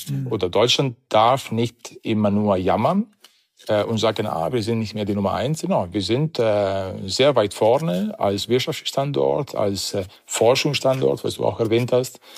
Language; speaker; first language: German; non-native, fluent; Italian